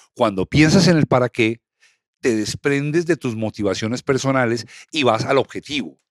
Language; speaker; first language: Spanish; native; Spanish